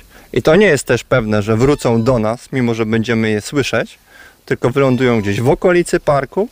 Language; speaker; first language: Polish; native; Polish